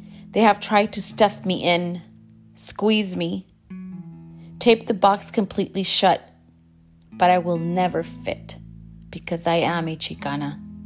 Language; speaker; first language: English; early bilingual, other home language; Spanish